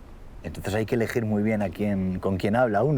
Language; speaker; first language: Spanish; native; Spanish